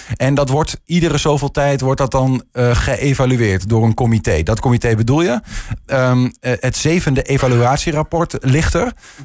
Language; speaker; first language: Dutch; native; Dutch